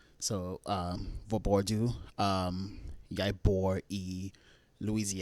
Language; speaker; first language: Danish; non-native, learner; English